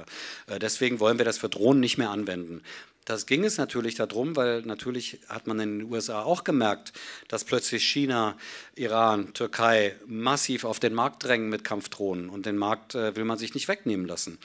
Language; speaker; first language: German; native; German